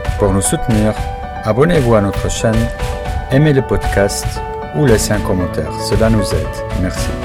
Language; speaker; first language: French; non-native, local second language; Swiss German